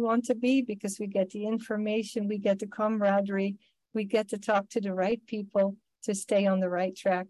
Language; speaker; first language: English; non-native, fluent; Dutch